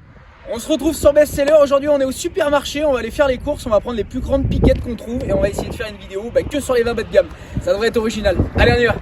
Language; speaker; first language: French; native; French